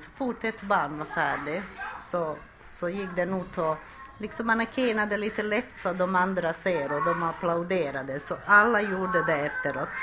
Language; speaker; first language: Swedish; non-native, fluent; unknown